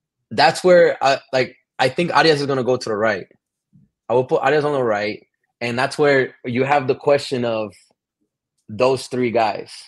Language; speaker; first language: English; early bilingual, other home language; Spanish